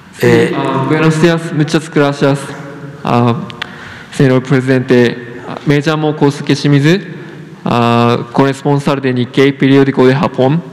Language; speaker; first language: Spanish; non-native, fluent; Japanese